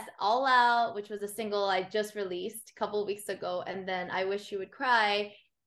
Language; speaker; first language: English; early bilingual, other home language; Korean